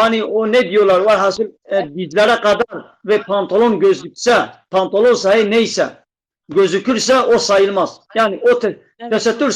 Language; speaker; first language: Turkish; non-native, local second language; Kurdish